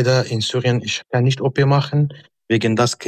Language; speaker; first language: German; non-native, learner; Arabic